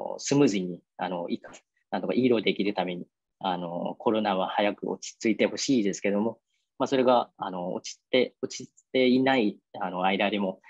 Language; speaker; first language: Japanese; non-native, fluent; Vietnamese